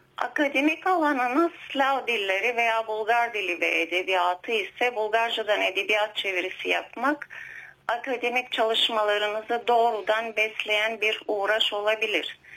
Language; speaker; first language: Turkish; native; Turkish